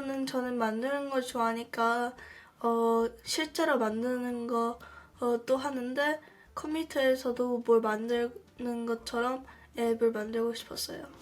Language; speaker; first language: Korean; early bilingual, heritage; Korean